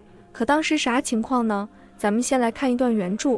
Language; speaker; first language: Chinese; native; Chinese